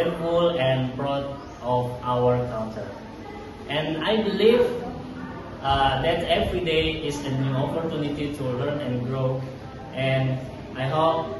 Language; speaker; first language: English; non-native, learner; Indonesian